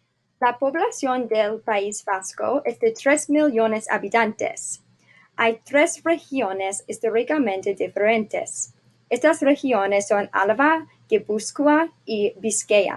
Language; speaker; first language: Spanish; non-native, learner; English